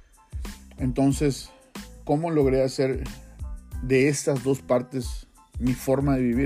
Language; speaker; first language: Spanish; native; Spanish